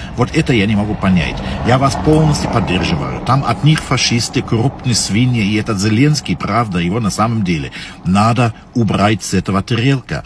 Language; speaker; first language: Russian; non-native, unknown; German